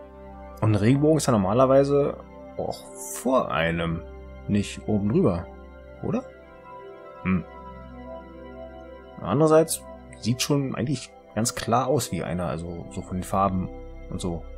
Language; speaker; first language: German; native; German